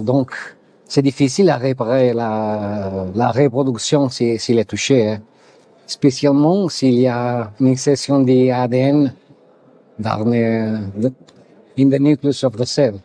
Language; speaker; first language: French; non-native, learner; Italian